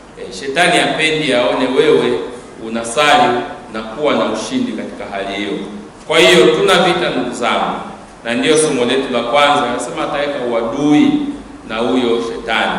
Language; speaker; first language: Swahili; native; Swahili